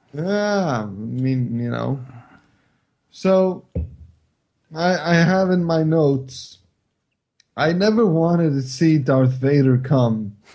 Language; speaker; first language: English; non-native, fluent; Icelandic